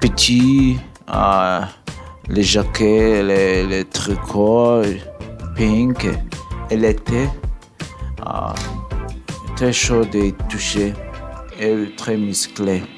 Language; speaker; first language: French; non-native, learner; English